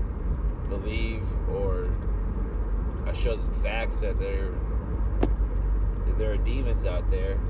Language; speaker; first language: English; native; English